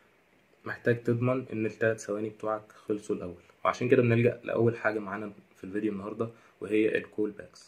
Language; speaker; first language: Arabic; native; Arabic